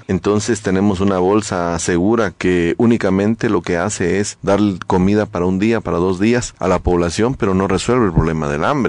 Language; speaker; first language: Spanish; native; Spanish